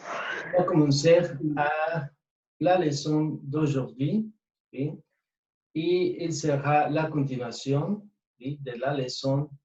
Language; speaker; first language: French; non-native, fluent; Spanish